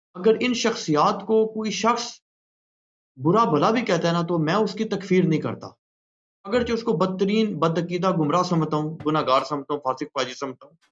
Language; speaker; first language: Urdu; native; Urdu